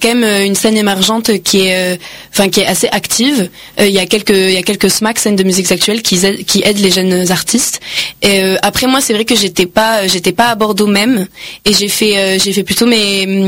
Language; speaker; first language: French; native; French